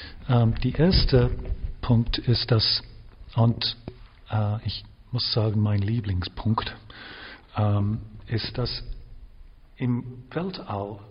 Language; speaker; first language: German; non-native, fluent; English